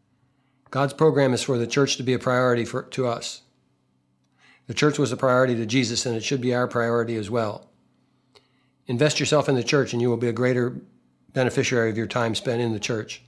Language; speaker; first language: English; native; English